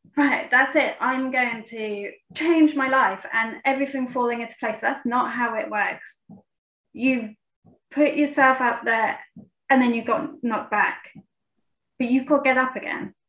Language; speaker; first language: English; native; English